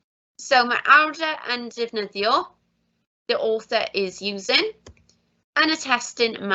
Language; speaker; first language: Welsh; non-native, fluent; English